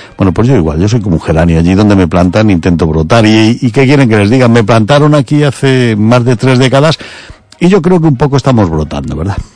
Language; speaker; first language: Spanish; native; Spanish